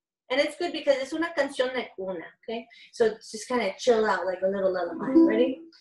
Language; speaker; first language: English; early bilingual, other home language; Spanish